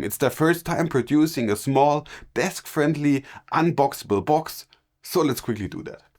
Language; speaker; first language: English; non-native, fluent; German